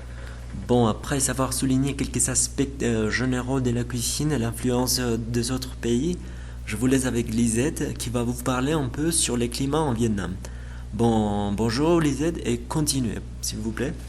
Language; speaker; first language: French; non-native, learner; Spanish